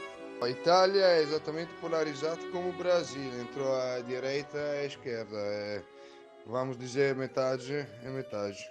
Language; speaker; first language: Portuguese; non-native, fluent; Italian